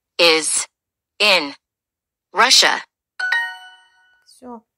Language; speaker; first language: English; non-native, learner; Russian